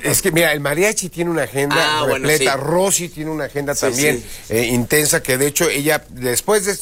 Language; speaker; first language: Spanish; native; Spanish